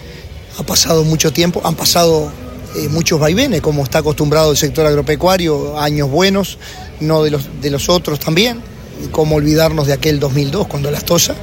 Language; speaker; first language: Spanish; native; Spanish